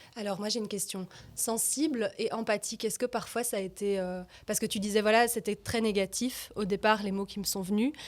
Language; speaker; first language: French; native; French